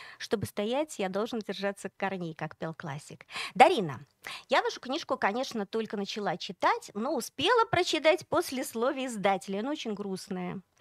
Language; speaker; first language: Russian; native; Russian